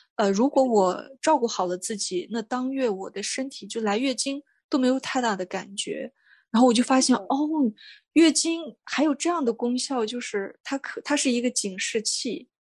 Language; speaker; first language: Chinese; non-native, local second language; Mongolian